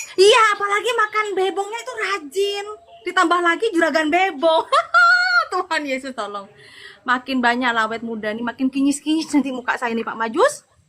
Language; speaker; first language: Indonesian; non-native, local second language; Madurese